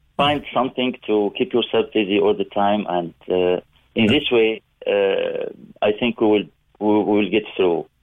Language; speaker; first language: English; non-native, learner; Arabic